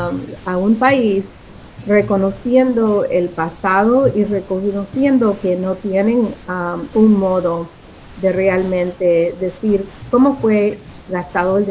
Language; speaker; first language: Spanish; early bilingual, other home language; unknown